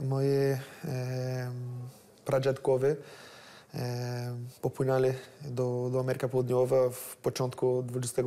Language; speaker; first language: Polish; non-native, learner; Portuguese